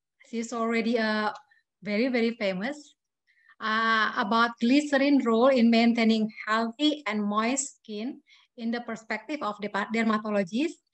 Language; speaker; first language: English; non-native, fluent; Indonesian